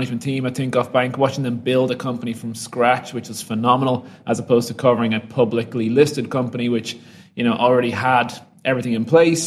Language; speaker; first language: English; native; English